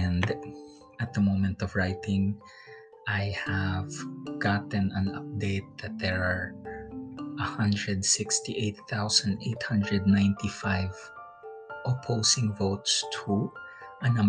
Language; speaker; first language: English; non-native, local second language; Filipino